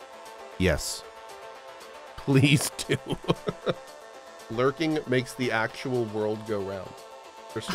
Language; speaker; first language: English; native; English